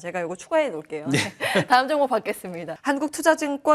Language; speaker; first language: Korean; native; Korean